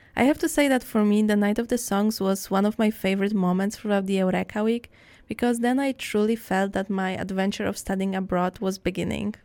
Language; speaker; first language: English; non-native, fluent; Polish